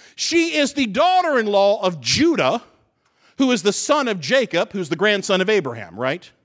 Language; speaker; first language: English; native; English